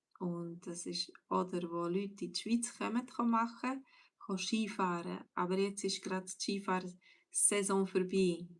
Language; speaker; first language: German; native; German